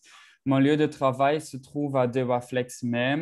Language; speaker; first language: French; non-native, local second language; Dutch